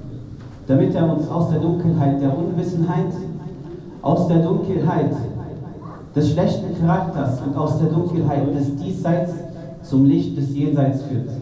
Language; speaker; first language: German; native; German